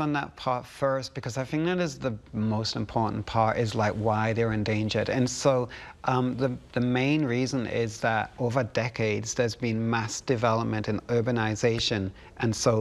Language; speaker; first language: English; native; English